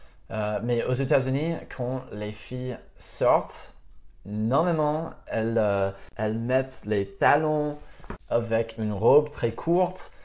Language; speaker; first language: French; non-native, fluent; English